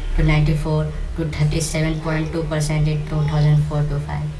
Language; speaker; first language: English; non-native, local second language; Hindi